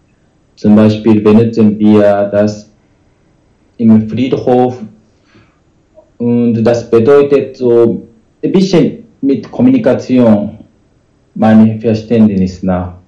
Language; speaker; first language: German; non-native, learner; Japanese